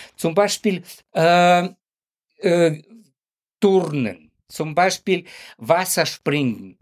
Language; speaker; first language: German; non-native, learner; Ukrainian